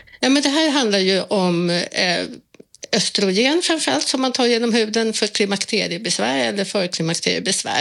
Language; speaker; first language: Swedish; native; Swedish